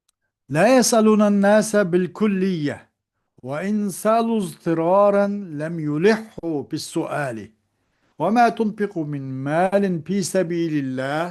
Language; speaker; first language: Arabic; non-native, fluent; Uyghur